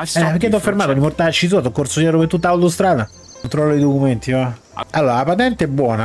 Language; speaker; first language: Italian; native; Italian